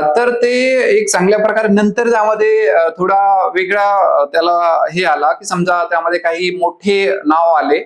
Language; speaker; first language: Marathi; non-native, local second language; Hindi